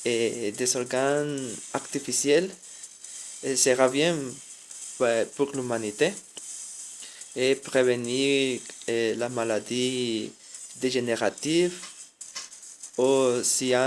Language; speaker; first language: French; non-native, learner; Spanish